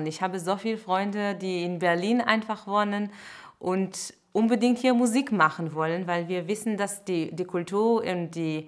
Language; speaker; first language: German; non-native, fluent; Hebrew